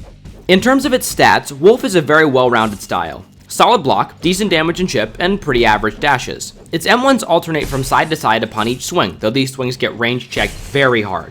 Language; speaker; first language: English; native; English